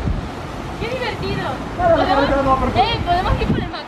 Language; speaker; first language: Spanish; native; Spanish